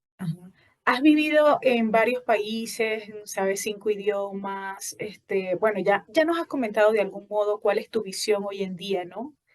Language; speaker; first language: Spanish; native; Spanish